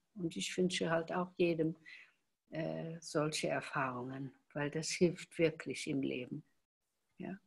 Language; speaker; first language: German; non-native, local second language; Luxembourgish